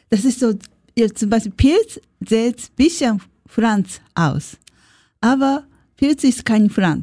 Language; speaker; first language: German; non-native, learner; Japanese